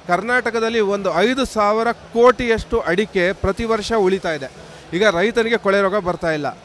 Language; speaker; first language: Kannada; native; Kannada